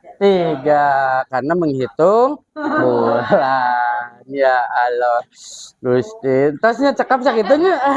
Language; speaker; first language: Indonesian; non-native, local second language; Sundanese